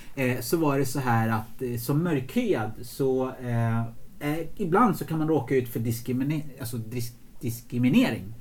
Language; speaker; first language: Swedish; early bilingual, other home language; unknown